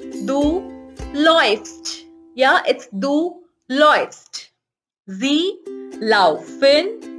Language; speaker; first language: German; non-native, fluent; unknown